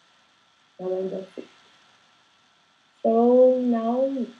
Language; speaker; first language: English; non-native, learner; Portuguese